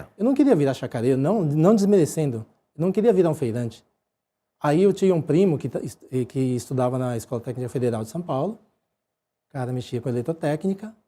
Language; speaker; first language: Portuguese; early bilingual, other home language; Japanese